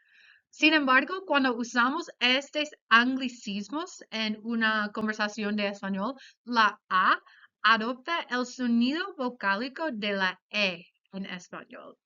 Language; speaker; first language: Spanish; non-native, fluent; English